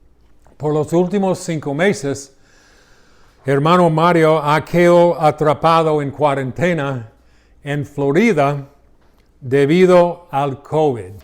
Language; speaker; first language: Spanish; non-native, learner; English